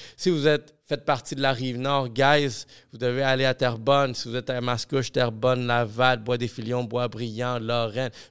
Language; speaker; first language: French; non-native, fluent; English